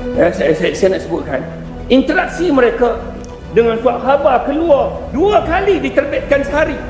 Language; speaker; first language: Malay; native; Malay